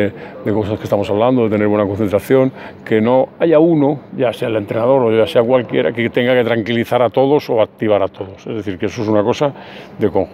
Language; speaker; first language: Spanish; native; Spanish